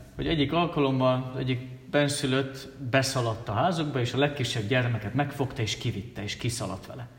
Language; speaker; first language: Hungarian; native; Hungarian